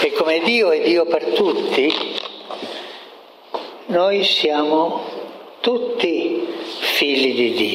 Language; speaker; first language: Italian; non-native, fluent; Spanish